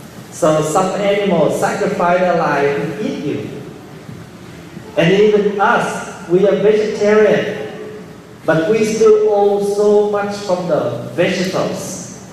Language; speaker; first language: English; early bilingual, other home language; Vietnamese